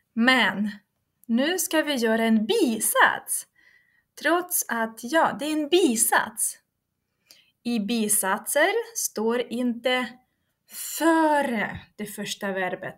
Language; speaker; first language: Swedish; non-native, fluent; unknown